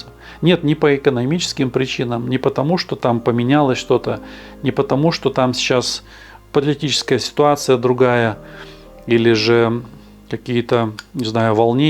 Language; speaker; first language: Russian; native; Russian